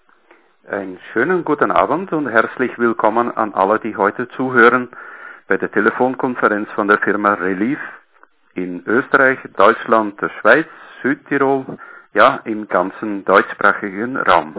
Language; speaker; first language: German; native; German